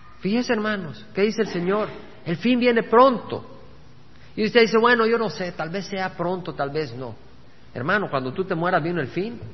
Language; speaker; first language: Spanish; native; Spanish